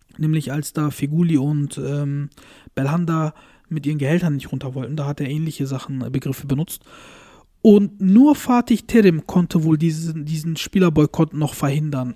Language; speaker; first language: German; early bilingual, other home language; Turkish